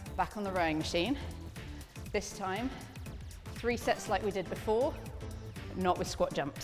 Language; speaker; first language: English; native; English